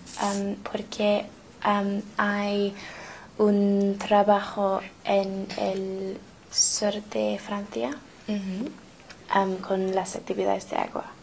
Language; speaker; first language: Spanish; non-native, learner; English